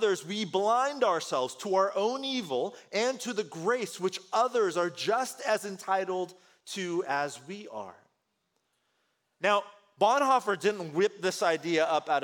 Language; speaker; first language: English; early bilingual, other home language; Korean